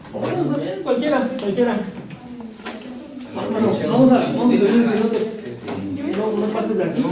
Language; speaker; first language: Spanish; native; Spanish